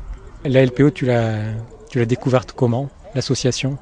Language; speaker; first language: French; native; French